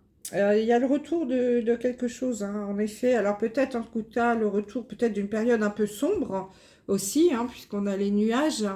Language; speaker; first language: French; native; French